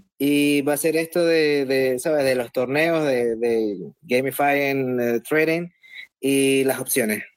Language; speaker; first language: Spanish; native; Spanish